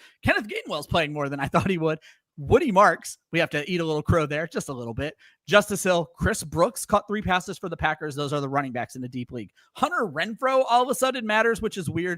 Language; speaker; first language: English; native; English